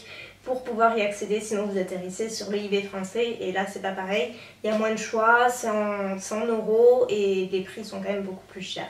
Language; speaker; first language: French; native; French